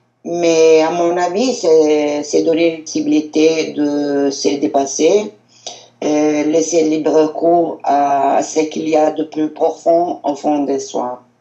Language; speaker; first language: French; non-native, learner; Italian